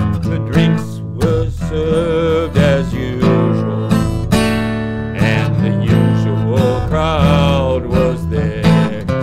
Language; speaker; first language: English; native; English